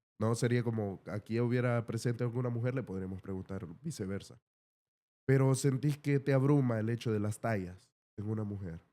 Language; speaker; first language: Spanish; native; Spanish